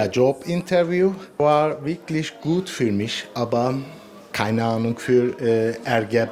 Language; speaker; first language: German; non-native, learner; Turkish